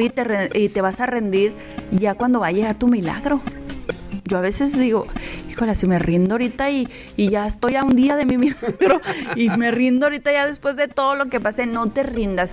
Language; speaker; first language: Spanish; native; Spanish